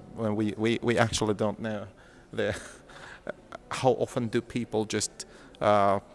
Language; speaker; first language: English; non-native, fluent; Russian